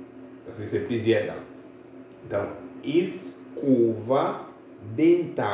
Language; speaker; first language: Portuguese; non-native, fluent; Haitian Creole